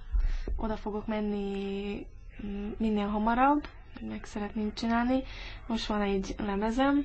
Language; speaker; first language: Hungarian; early bilingual, heritage; English